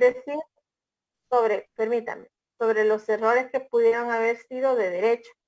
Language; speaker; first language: Spanish; native; Spanish